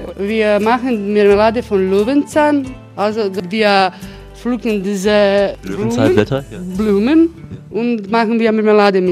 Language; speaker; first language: German; early bilingual, other home language; Croatian